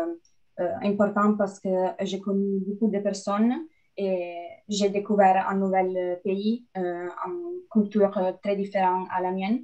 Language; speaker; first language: French; non-native, fluent; Italian